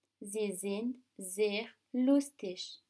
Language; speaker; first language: German; non-native, fluent; French